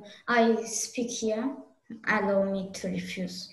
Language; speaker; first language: English; non-native, learner; Azerbaijani